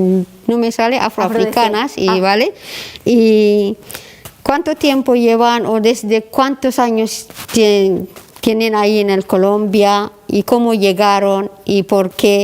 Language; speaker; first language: Spanish; non-native, learner; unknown